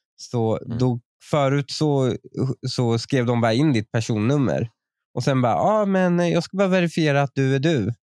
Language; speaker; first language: Swedish; native; Swedish